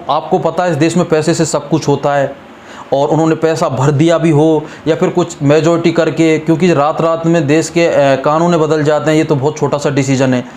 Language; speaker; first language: Hindi; native; Hindi